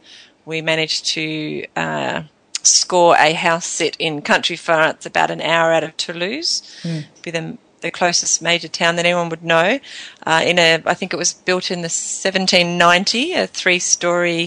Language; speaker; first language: English; native; English